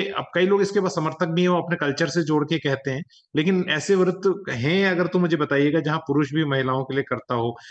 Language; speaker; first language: Hindi; native; Hindi